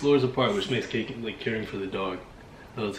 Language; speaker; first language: English; native; English